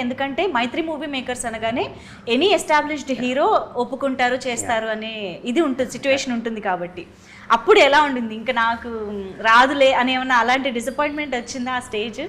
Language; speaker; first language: Telugu; native; Telugu